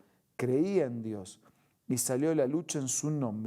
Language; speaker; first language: Spanish; native; Spanish